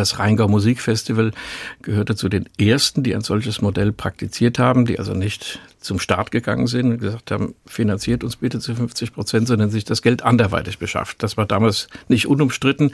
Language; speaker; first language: German; native; German